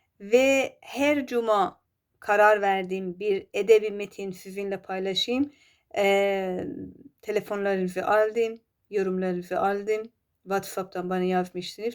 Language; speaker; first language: Turkish; non-native, fluent; Persian